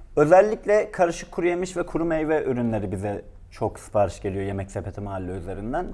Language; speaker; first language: Turkish; native; Turkish